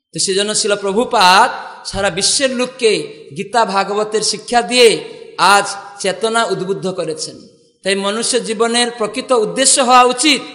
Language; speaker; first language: Bangla; non-native, fluent; Odia